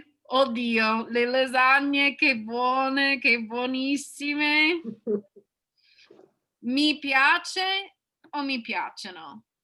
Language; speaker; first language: Italian; non-native, fluent; English